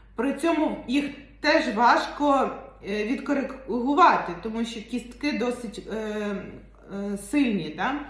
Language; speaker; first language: Ukrainian; non-native, local second language; Russian